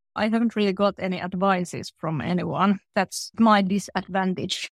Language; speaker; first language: English; non-native, fluent; Finnish